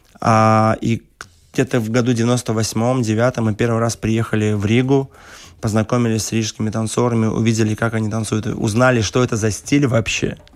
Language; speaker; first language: Russian; native; Russian